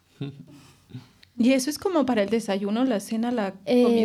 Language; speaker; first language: Spanish; native; Spanish